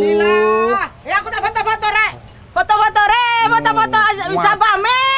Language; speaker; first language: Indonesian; non-native, local second language; Javanese